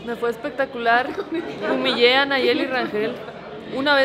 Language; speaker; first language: Spanish; native; Spanish